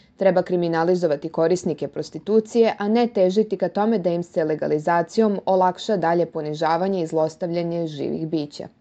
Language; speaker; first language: Serbian; native; Serbian